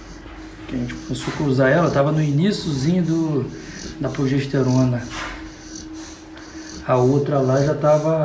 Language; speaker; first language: Portuguese; native; Portuguese